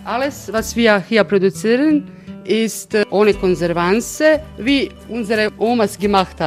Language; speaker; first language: German; non-native, fluent; Croatian